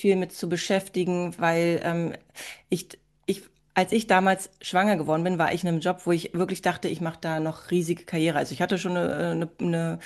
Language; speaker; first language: German; native; German